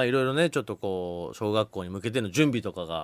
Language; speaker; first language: Japanese; native; Japanese